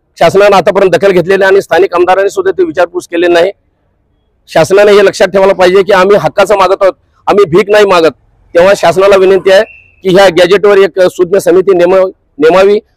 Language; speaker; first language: Marathi; non-native, local second language; Lambadi